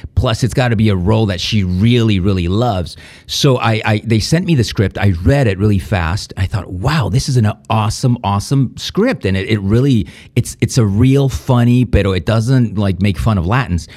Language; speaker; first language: English; non-native, fluent; Spanish